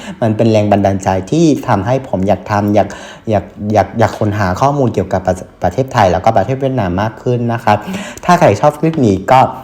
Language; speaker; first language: Thai; non-native, fluent; Vietnamese